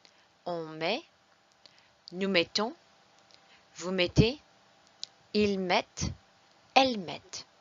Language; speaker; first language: French; non-native, fluent; English